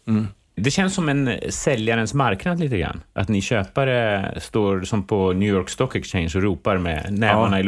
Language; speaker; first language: Swedish; native; Swedish